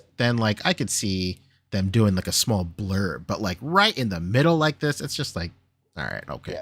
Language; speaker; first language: English; native; English